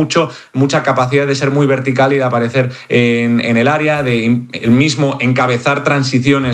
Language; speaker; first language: Spanish; native; Spanish